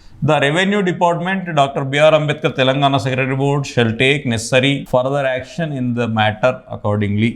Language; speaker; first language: English; non-native, local second language; Telugu